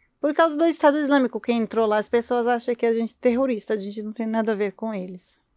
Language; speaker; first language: Portuguese; non-native, learner; Arabic